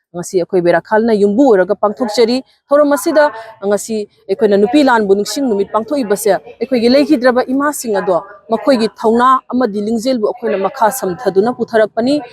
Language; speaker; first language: Manipuri; native; Manipuri